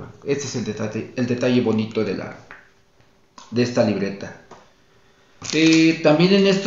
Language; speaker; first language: Spanish; native; Spanish